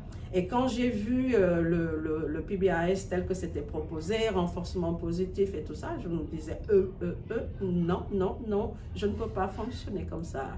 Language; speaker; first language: French; non-native, local second language; Wolof